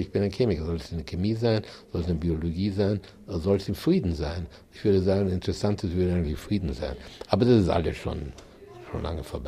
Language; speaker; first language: German; native; German